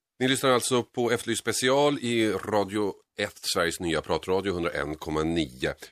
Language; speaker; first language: Swedish; native; Swedish